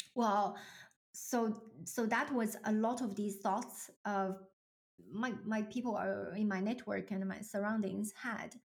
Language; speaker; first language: English; non-native, fluent; Chinese